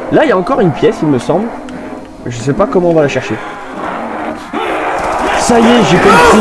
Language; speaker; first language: French; native; French